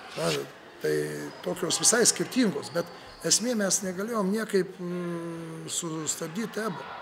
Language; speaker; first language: Lithuanian; native; Lithuanian